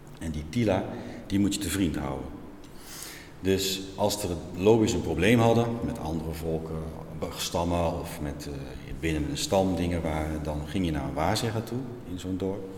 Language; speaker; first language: Dutch; native; Dutch